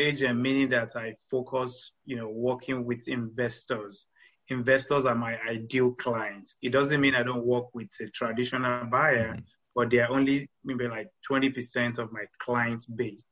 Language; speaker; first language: English; non-native, local second language; Yoruba